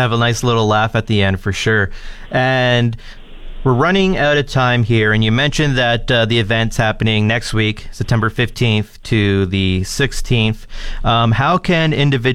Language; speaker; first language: English; native; English